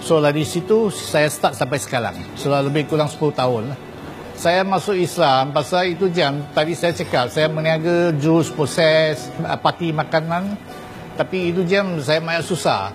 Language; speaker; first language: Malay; non-native, local second language; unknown